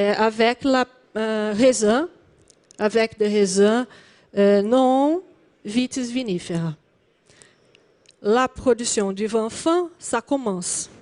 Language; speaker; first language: French; non-native, learner; Portuguese